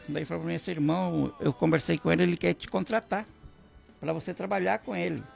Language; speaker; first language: Portuguese; non-native, fluent; Guarani